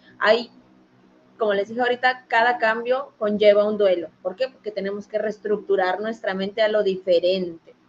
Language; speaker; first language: Spanish; native; Spanish